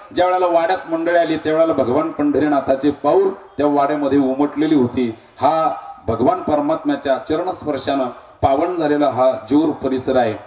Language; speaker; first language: Marathi; native; Marathi